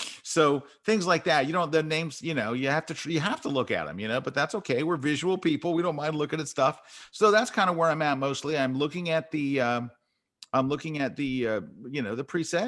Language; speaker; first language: English; native; English